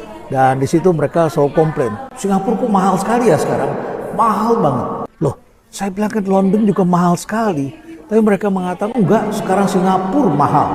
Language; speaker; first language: Indonesian; native; Indonesian